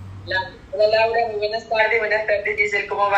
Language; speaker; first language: Spanish; native; Spanish